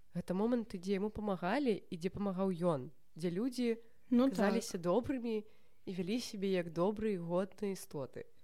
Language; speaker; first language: Belarusian; non-native, local second language; Russian